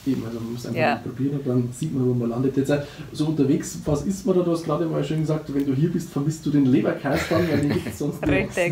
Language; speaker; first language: German; native; German